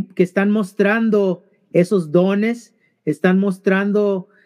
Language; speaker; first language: Spanish; early bilingual, heritage; Spanish